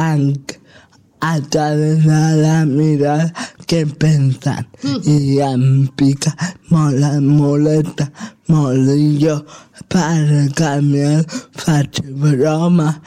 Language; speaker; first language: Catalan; non-native, local second language; Spanish